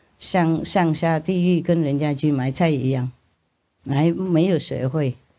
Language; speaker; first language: Chinese; non-native, fluent; Vietnamese